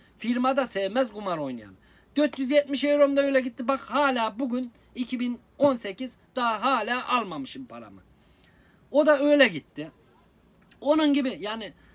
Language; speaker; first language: Turkish; native; Turkish